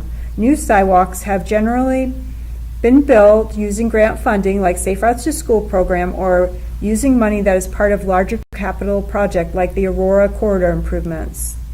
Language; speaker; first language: English; native; English